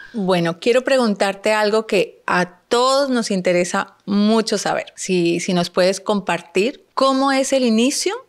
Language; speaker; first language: Spanish; native; Spanish